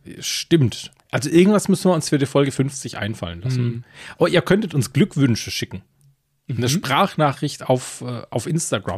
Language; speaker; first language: German; native; German